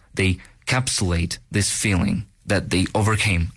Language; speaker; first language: English; non-native, fluent; Russian